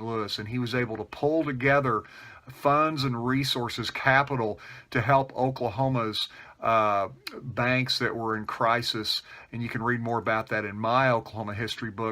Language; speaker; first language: English; native; English